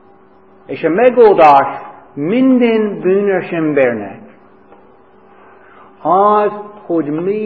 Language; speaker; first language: Hungarian; non-native, fluent; English